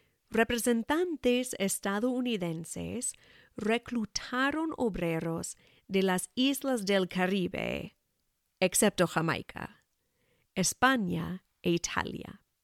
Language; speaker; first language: Spanish; non-native, fluent; English